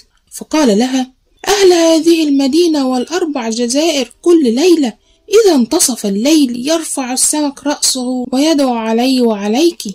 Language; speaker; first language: Arabic; native; Arabic